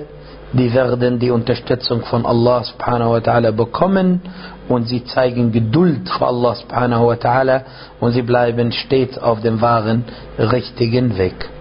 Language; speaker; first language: German; non-native, fluent; Arabic